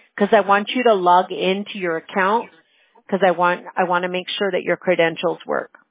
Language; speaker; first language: English; early bilingual, other home language; Spanish